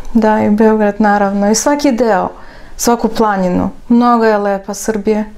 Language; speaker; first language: Serbian; non-native, learner; Russian